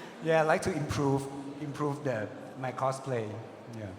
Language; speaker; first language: English; non-native, learner; Thai